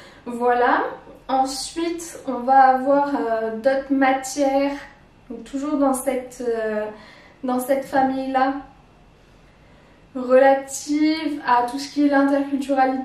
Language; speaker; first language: French; native; French